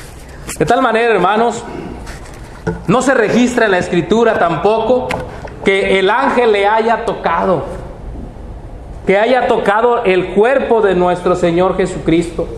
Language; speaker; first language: Spanish; native; Spanish